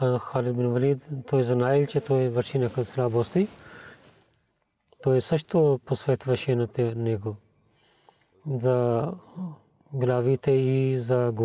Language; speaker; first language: Bulgarian; non-native, learner; Urdu